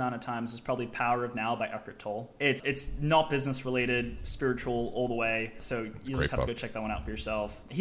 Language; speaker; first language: English; native; English